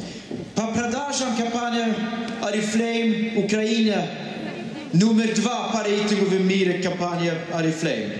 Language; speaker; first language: Russian; non-native, fluent; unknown